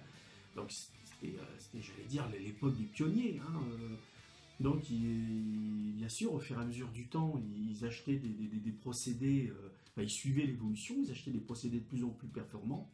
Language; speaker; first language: French; native; French